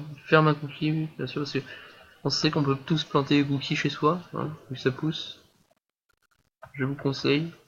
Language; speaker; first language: French; native; French